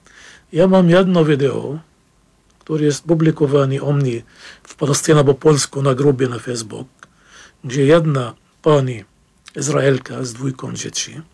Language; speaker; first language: Polish; non-native, fluent; Arabic